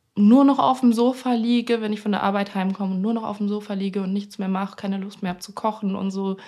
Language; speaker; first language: German; native; German